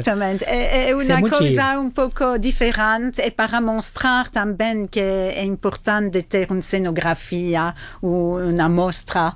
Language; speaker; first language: Portuguese; non-native, fluent; French